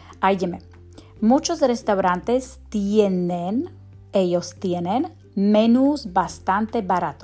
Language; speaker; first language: Spanish; non-native, fluent; Slovak